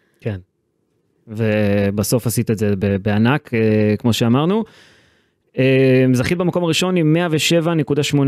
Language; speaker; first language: Hebrew; native; Hebrew